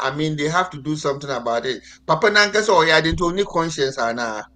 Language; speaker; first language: English; non-native, local second language; Akan